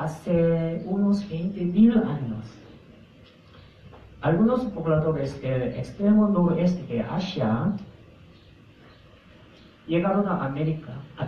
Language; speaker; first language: Spanish; non-native, fluent; Korean